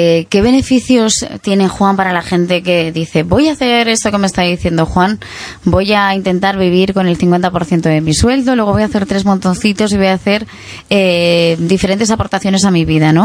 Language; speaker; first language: Spanish; native; Spanish